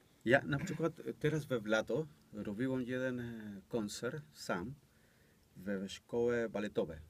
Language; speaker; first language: Polish; non-native, learner; Spanish